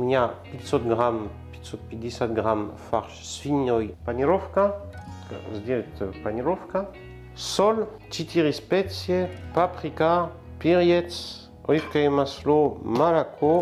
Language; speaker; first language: Russian; non-native, learner; French